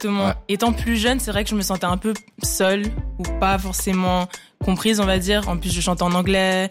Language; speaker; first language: French; early bilingual, other home language; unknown